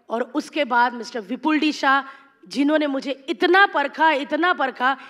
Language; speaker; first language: Hindi; native; Hindi